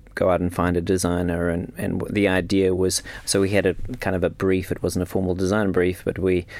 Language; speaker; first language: English; native; English